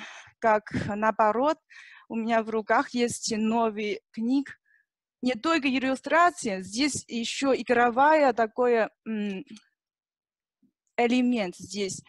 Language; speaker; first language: Russian; non-native, learner; Chinese